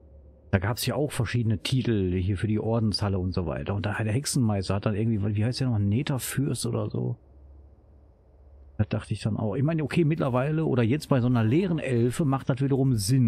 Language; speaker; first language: German; native; German